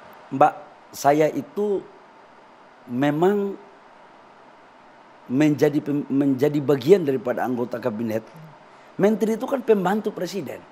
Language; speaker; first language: Indonesian; native; Indonesian